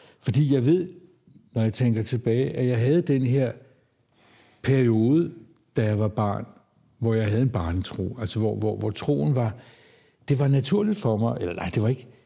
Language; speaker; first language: Danish; native; Danish